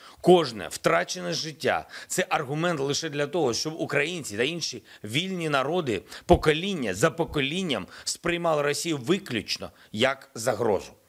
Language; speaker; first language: Ukrainian; non-native, local second language; Russian